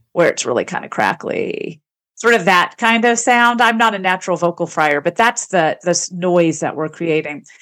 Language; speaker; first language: English; native; English